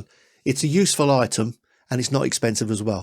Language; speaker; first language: English; native; English